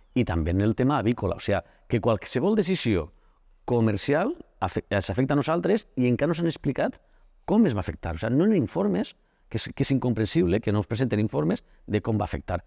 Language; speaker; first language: Catalan; native; Catalan